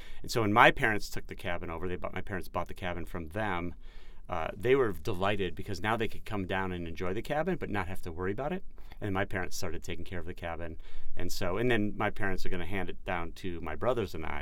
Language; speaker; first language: English; native; English